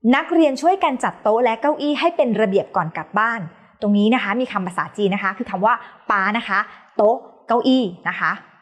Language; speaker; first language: Thai; native; Thai